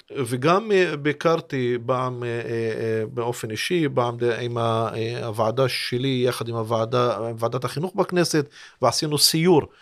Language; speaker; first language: Hebrew; non-native, local second language; Arabic